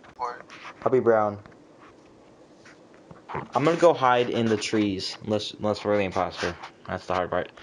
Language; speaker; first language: English; native; English